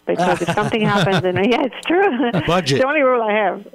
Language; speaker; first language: English; early bilingual, other home language; Hebrew